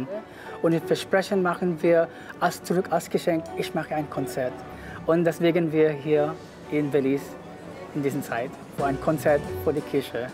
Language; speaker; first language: German; non-native, learner; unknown